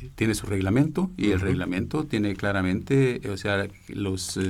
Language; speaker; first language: Spanish; native; Spanish